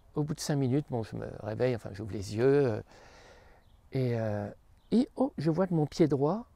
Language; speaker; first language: French; native; French